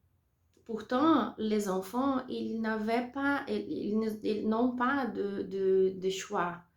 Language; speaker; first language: French; non-native, learner; Portuguese